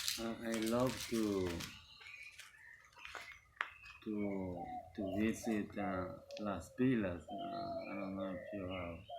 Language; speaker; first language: English; non-native, learner; Spanish